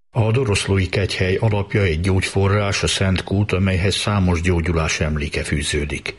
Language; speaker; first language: Hungarian; native; Hungarian